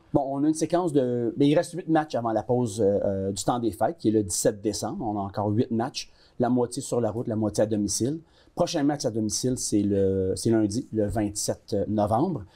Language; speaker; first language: French; native; French